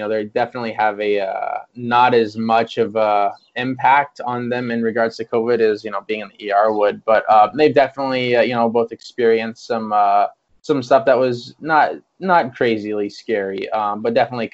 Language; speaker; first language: English; native; English